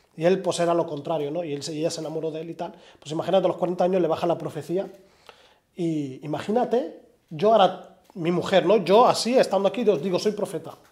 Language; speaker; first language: Spanish; early bilingual, other home language; Arabic